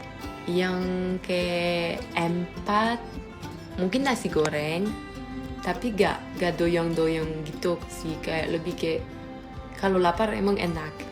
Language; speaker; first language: Indonesian; non-native, fluent; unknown